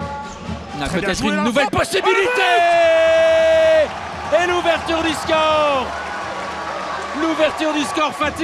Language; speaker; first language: French; native; French